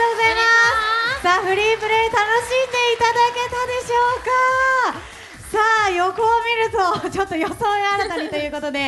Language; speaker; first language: Japanese; native; Japanese